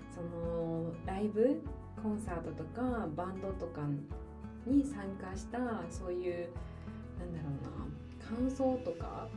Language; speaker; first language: Japanese; native; Japanese